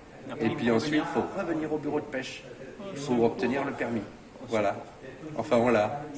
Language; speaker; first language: French; native; French